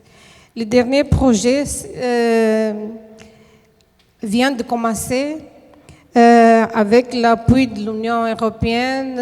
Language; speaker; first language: French; non-native, fluent; Portuguese